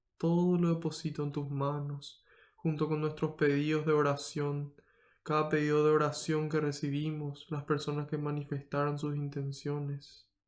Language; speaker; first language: Spanish; native; Spanish